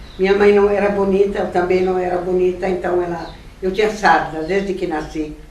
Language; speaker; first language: Portuguese; non-native, fluent; German